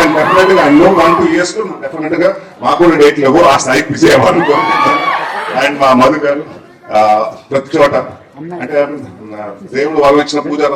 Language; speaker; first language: Telugu; native; Telugu